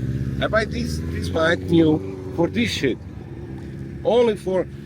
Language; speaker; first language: English; non-native, learner; Portuguese